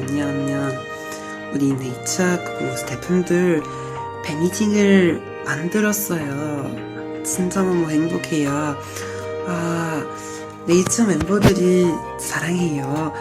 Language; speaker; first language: Korean; non-native, learner; French